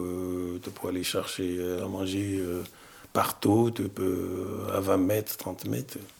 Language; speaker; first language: French; non-native, fluent; Arabic